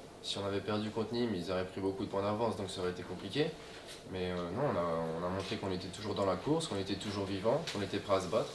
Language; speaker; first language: French; native; French